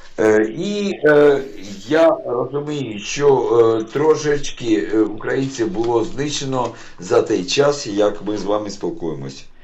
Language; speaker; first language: Ukrainian; non-native, local second language; Russian